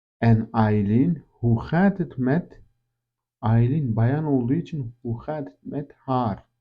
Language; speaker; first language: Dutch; non-native, fluent; Turkish